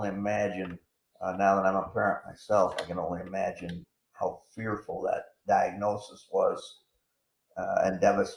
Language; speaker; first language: English; native; English